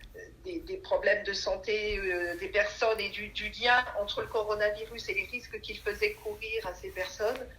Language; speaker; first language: French; native; French